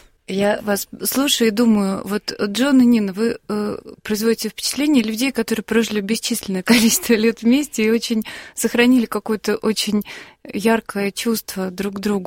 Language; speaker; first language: Russian; native; Russian